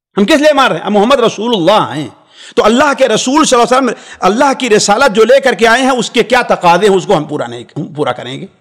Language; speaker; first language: Urdu; native; Urdu